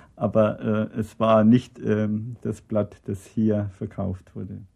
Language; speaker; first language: German; native; German